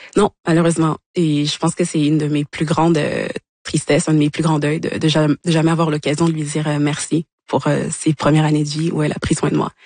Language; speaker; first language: French; early bilingual, other home language; Lingala